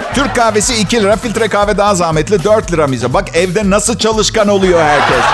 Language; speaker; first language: Turkish; non-native, fluent; Italian